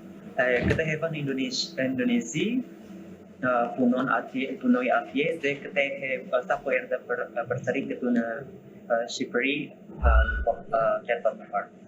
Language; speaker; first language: Albanian; non-native, learner; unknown